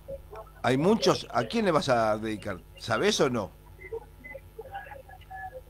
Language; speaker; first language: Spanish; native; Spanish